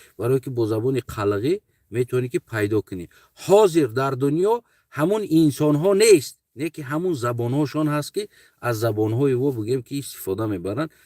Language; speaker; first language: Tajik; native; Tajik